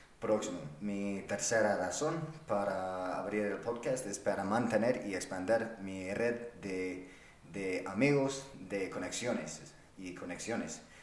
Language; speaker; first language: Spanish; non-native, fluent; English